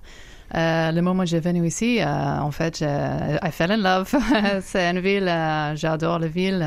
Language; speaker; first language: French; non-native, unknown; English